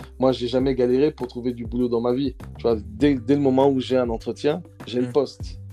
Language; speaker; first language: French; early bilingual, other home language; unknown